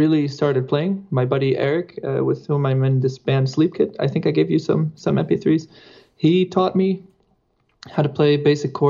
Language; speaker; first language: English; non-native, fluent; Dutch